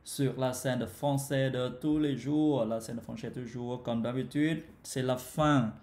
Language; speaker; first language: French; non-native, fluent; Vietnamese